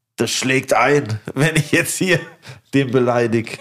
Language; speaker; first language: German; native; German